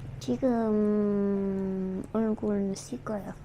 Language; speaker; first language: Korean; non-native, learner; Vietnamese